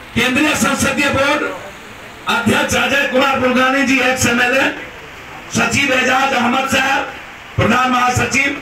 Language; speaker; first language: Hindi; native; Hindi